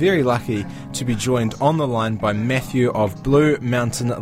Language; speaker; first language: English; native; English